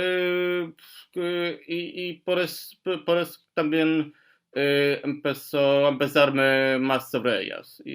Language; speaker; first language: Spanish; non-native, learner; Polish